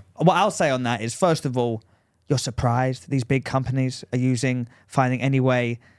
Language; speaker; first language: English; native; English